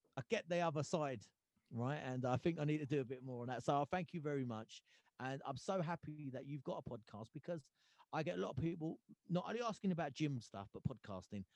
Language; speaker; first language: English; early bilingual, other home language; Punjabi